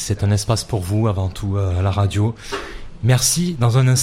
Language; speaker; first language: French; native; French